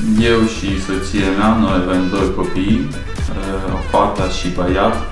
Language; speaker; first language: Romanian; non-native, learner; Ukrainian